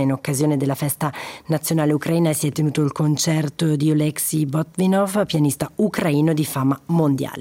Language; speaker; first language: Italian; native; Italian